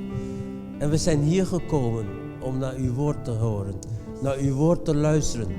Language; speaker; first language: Dutch; non-native, fluent; Indonesian